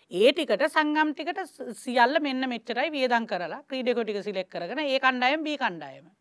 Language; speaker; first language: Sinhala; native; Sinhala